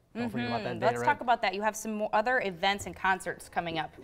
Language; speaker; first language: English; native; English